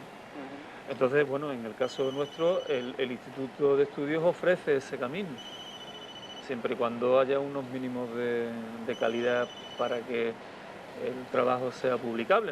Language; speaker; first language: Spanish; native; Spanish